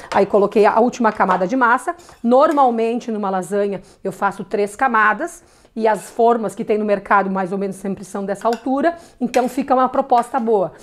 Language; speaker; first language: Portuguese; native; Portuguese